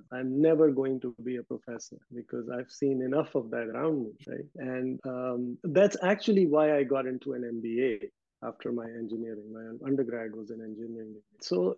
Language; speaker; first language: English; non-native, local second language; Urdu